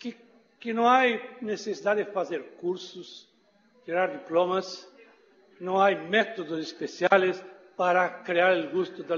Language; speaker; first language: Portuguese; non-native, fluent; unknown